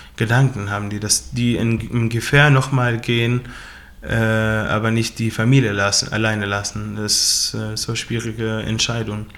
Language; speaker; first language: German; non-native, fluent; Arabic